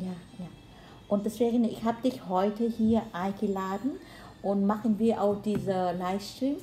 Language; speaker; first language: German; non-native, learner; Vietnamese